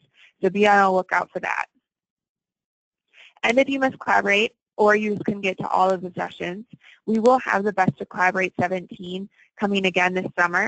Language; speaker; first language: English; native; English